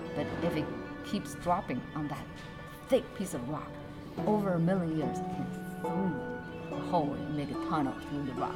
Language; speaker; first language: English; non-native, fluent; Chinese